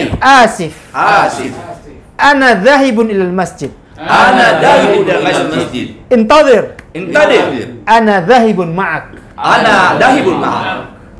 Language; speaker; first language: Arabic; non-native, fluent; Indonesian